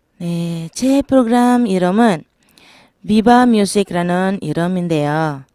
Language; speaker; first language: Korean; non-native, learner; Filipino